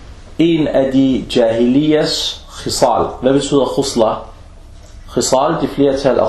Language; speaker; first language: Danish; non-native, fluent; Arabic